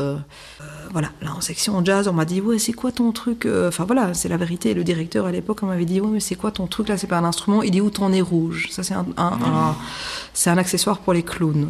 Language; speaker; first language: French; native; French